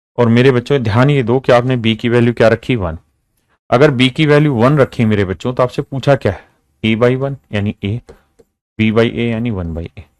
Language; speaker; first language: Hindi; native; Hindi